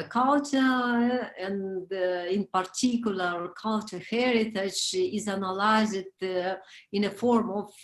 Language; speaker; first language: English; non-native, learner; Romanian